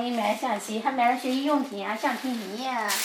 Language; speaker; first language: Chinese; native; Chinese